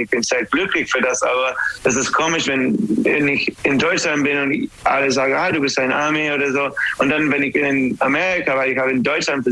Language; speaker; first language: German; non-native, fluent; English